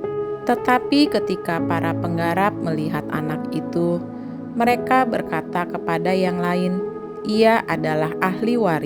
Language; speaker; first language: Indonesian; native; Indonesian